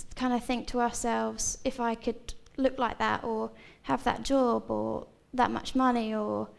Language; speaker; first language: English; native; English